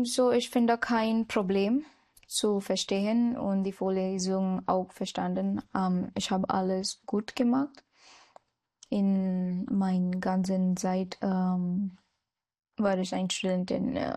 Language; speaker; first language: German; non-native, learner; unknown